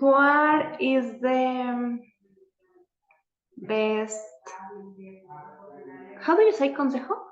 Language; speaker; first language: English; non-native, learner; Spanish